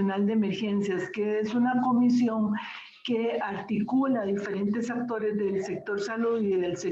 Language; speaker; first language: Spanish; native; Spanish